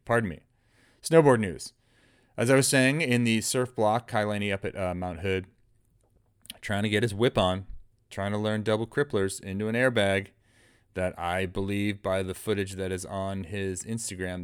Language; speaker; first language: English; native; English